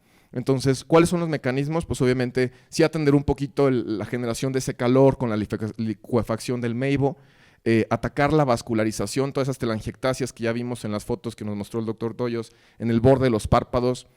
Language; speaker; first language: Spanish; native; Spanish